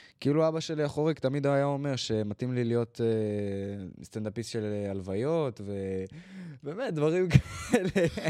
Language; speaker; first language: Hebrew; native; Hebrew